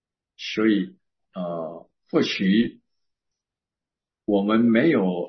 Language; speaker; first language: Chinese; native; Chinese